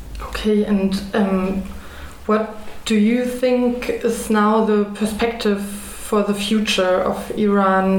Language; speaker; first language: English; non-native, fluent; German